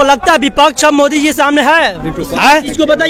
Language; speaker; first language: Hindi; native; Hindi